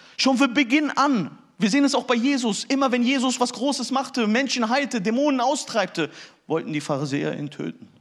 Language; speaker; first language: German; early bilingual, other home language; Turkish